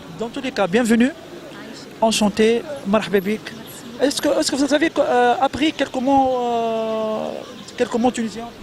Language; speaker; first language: French; non-native, local second language; Arabic